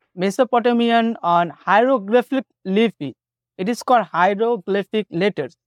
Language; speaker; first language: English; non-native, local second language; Bangla